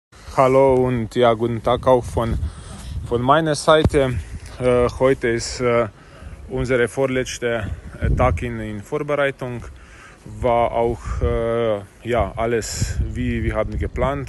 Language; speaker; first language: German; non-native, learner; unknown